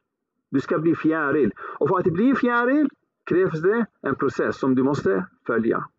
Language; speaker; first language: Swedish; early bilingual, other home language; Arabic